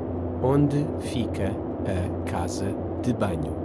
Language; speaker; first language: Portuguese; non-native, learner; English